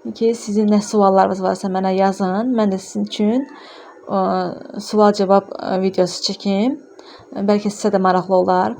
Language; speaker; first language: Azerbaijani; non-native, local second language; Lezghian